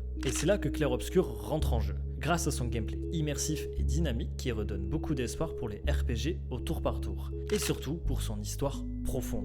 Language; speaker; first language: French; native; French